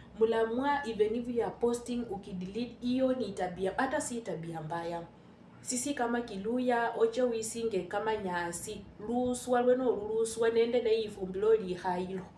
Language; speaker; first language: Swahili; non-native, local second language; Luyia